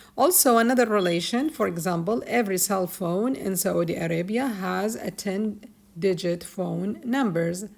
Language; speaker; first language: English; non-native, fluent; Arabic